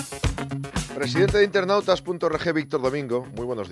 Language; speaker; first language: Spanish; native; Spanish